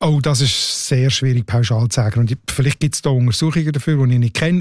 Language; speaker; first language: German; native; German